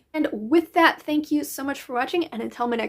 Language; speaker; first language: English; native; English